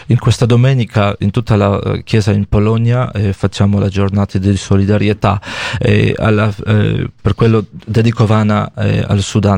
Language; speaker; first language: Italian; non-native, fluent; Polish